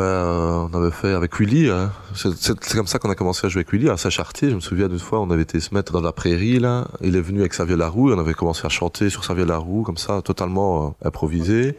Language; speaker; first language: French; native; French